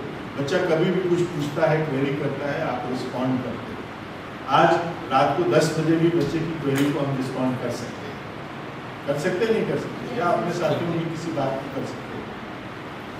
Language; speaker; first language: Hindi; native; Hindi